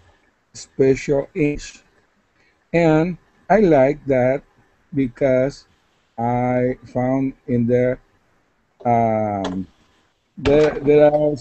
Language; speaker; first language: English; non-native, learner; Spanish